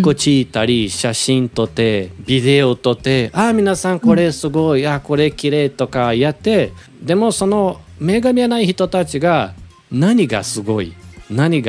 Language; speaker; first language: Japanese; non-native, learner; Portuguese